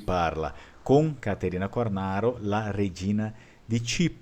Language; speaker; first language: Italian; non-native, fluent; Portuguese